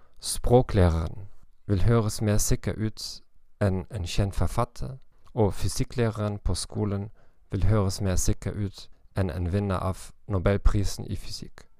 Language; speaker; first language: Norwegian; non-native, learner; German